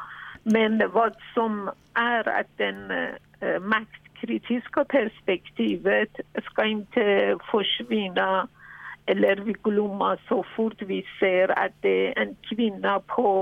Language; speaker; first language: Swedish; non-native, fluent; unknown